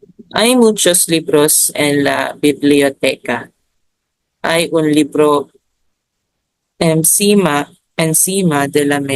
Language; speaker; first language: Spanish; non-native, learner; Filipino